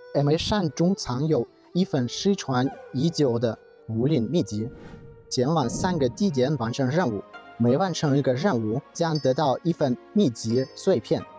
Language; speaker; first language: Chinese; non-native, fluent; Russian